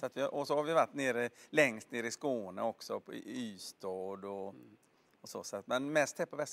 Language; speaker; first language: Swedish; native; Swedish